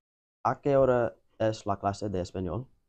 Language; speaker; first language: Spanish; non-native, learner; English